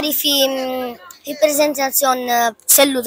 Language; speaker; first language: Italian; early bilingual, other home language; Fula